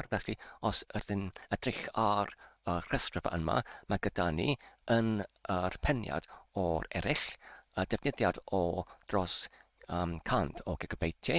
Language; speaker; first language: Welsh; non-native, learner; English